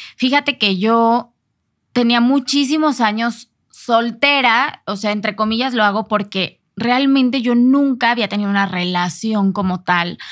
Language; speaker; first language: Spanish; native; Spanish